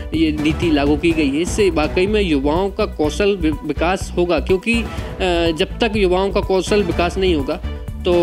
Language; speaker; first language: Hindi; native; Hindi